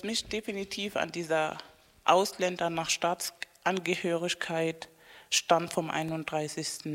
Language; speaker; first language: German; non-native, fluent; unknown